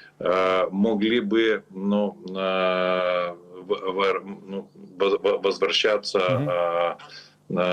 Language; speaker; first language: Ukrainian; non-native, learner; Lithuanian